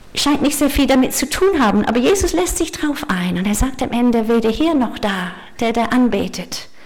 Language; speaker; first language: German; non-native, fluent; English